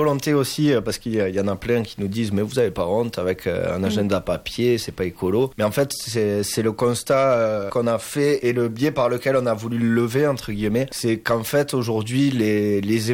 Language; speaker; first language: French; native; French